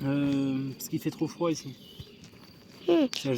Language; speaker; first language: French; native; French